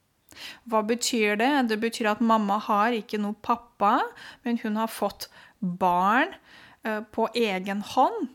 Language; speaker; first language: Norwegian; non-native, fluent; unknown